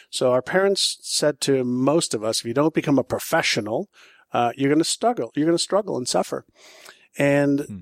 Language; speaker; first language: English; non-native, fluent; Hebrew